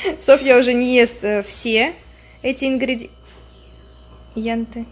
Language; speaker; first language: Russian; native; Russian